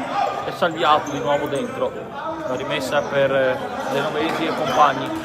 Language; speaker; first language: Italian; native; Italian